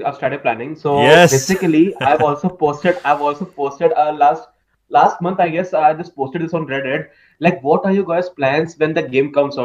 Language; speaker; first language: English; non-native, local second language; Hindi